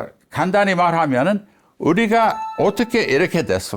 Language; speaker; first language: Korean; non-native, fluent; English